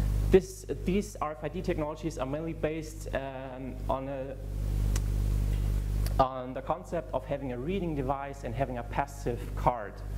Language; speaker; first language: English; non-native, fluent; German